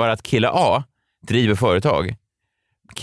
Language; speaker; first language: Swedish; native; Swedish